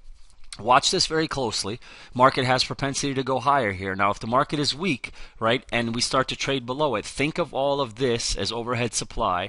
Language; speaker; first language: English; native; English